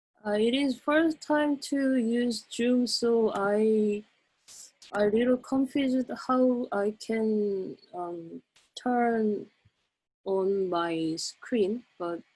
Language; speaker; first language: English; non-native, learner; Korean